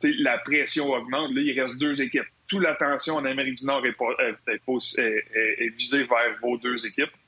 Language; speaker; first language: French; native; French